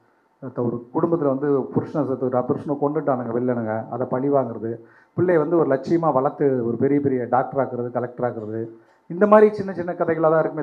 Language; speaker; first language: Tamil; native; Tamil